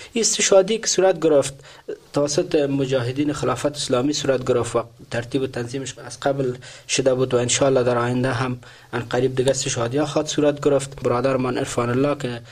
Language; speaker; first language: Persian; native; Persian